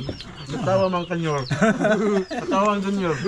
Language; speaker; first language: Filipino; non-native, local second language; Cebuano